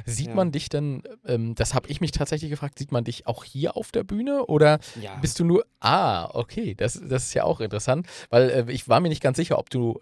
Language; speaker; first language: German; native; German